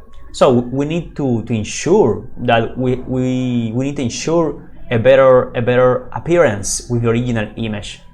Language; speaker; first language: English; non-native, fluent; Spanish